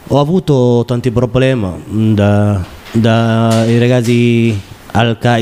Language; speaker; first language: Italian; non-native, learner; Somali